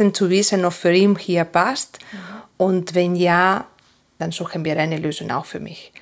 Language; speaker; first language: German; non-native, fluent; Spanish